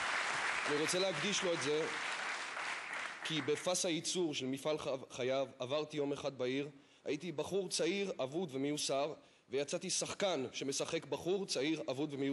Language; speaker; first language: Hebrew; native; Hebrew